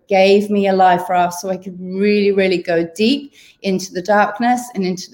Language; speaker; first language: English; native; English